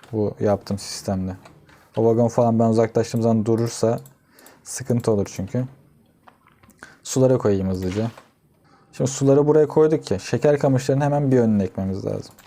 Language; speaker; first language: Turkish; native; Turkish